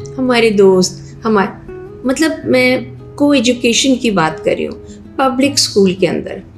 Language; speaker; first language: Urdu; native; Urdu